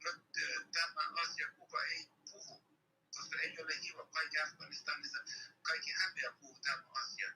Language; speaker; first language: Finnish; non-native, learner; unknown